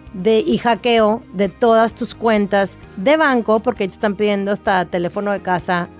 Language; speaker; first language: Spanish; native; Spanish